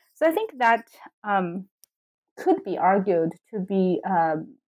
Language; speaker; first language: English; non-native, fluent; Chinese